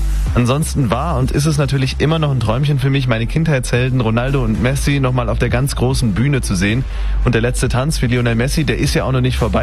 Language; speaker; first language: German; native; German